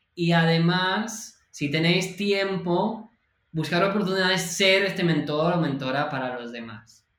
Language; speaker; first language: Spanish; non-native, fluent; English